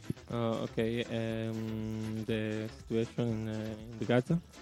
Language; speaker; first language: English; non-native, learner; Italian